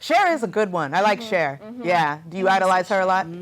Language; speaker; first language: English; native; English